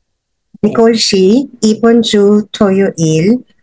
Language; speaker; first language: Korean; non-native, learner; Filipino